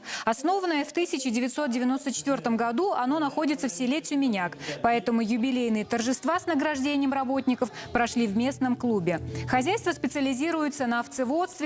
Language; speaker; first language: Russian; native; Russian